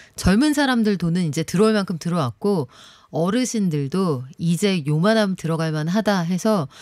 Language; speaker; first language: Korean; native; Korean